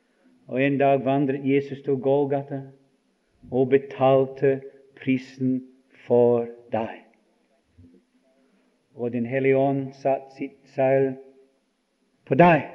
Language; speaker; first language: Norwegian; non-native, fluent; English